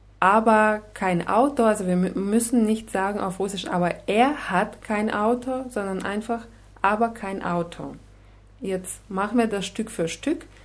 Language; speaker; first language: German; non-native, fluent; Russian